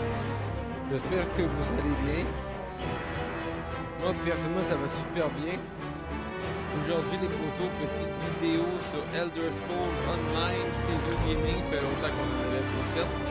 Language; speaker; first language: French; native; French